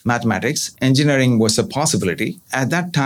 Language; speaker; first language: English; non-native, local second language; Tamil